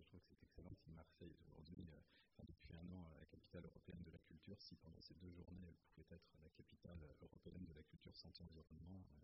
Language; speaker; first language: French; native; French